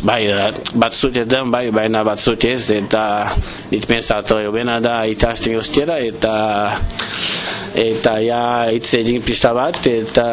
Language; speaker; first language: Basque; non-native, learner; Portuguese